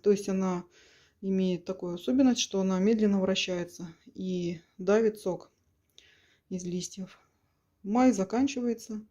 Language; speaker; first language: Russian; native; Russian